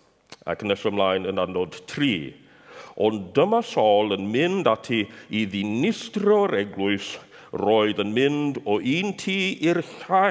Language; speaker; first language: Welsh; non-native, fluent; English